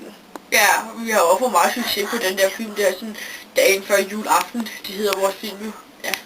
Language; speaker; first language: Danish; native; Danish